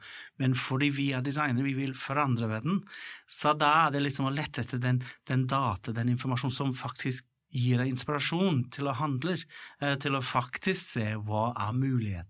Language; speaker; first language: Norwegian; non-native, fluent; English